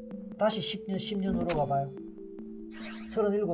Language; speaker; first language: Korean; native; Korean